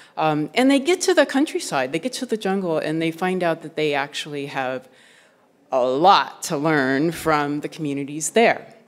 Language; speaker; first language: English; native; English